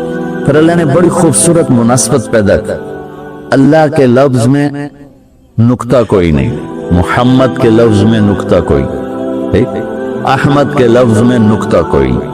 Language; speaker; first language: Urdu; non-native, local second language; Saraiki